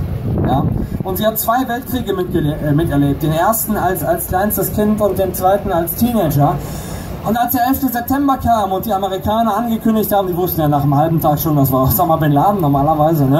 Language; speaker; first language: German; native; German